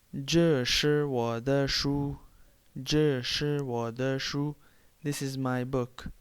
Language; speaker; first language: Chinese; non-native, fluent; Urdu